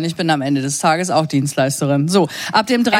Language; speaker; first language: German; native; German